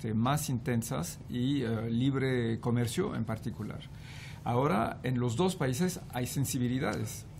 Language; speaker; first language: Spanish; non-native, fluent; French